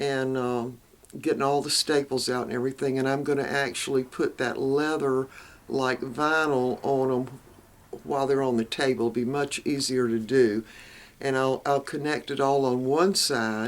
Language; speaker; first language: English; native; English